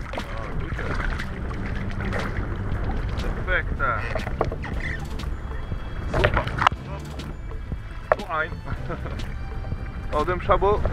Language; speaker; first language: German; non-native, learner; French